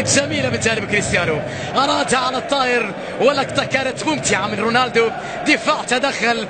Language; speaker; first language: Arabic; native; Arabic